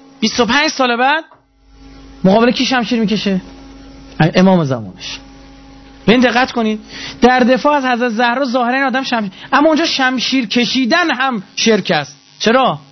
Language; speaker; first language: Persian; native; Persian